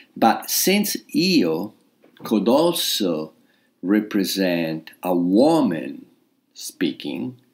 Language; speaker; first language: English; non-native, fluent; Italian